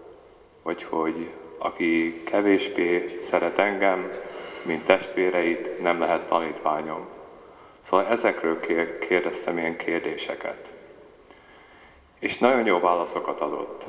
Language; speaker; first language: Hungarian; early bilingual, heritage; Hungarian